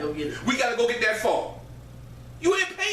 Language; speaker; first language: English; native; English